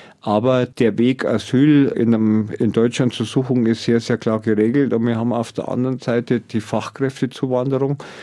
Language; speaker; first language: German; native; German